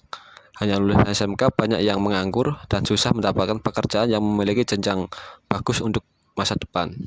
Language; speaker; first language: Indonesian; native; Indonesian